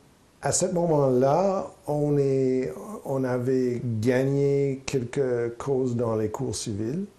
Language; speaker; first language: French; non-native, local second language; English